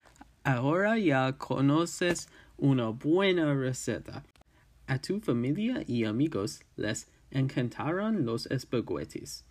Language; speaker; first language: Spanish; non-native, learner; English